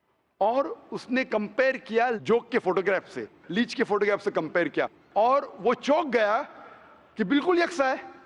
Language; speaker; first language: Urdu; non-native, local second language; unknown